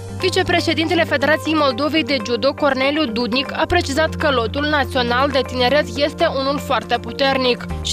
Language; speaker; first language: Romanian; native; Romanian